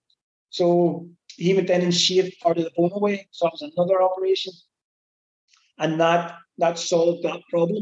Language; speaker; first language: English; native; English